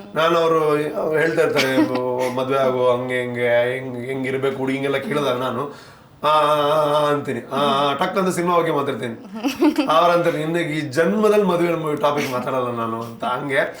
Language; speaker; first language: Kannada; non-native, local second language; Tulu